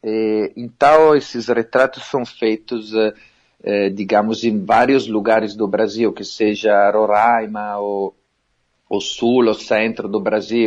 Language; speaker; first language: Portuguese; non-native, fluent; Italian